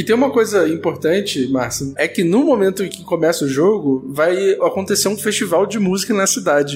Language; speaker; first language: Portuguese; native; Portuguese